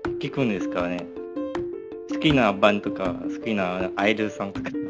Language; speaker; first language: Japanese; non-native, learner; Malay